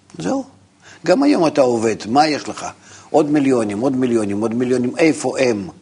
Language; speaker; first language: Hebrew; non-native, fluent; Russian